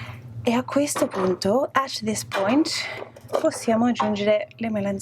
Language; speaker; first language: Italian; non-native, fluent; English